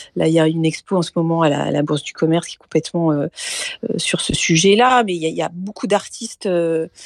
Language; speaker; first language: French; native; French